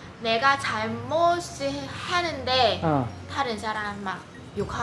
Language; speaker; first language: Korean; non-native, learner; Vietnamese